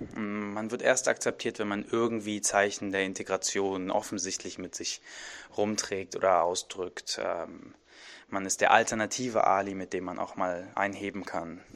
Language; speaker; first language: German; early bilingual, other home language; Arabic